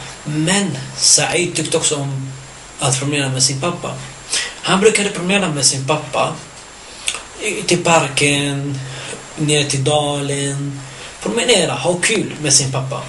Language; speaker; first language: Swedish; early bilingual, other home language; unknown